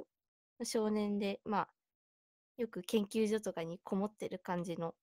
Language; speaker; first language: Japanese; native; Japanese